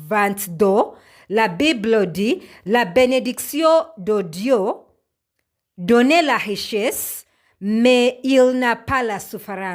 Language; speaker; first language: French; non-native, learner; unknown